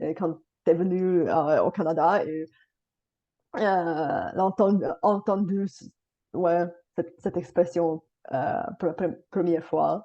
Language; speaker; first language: French; non-native, fluent; Bulgarian